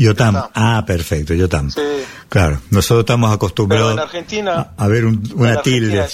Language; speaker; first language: Spanish; native; Spanish